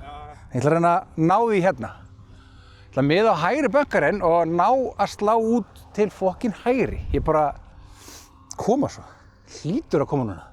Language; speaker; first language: Icelandic; native; Icelandic